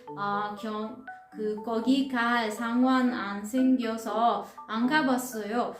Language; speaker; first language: Korean; non-native, fluent; Italian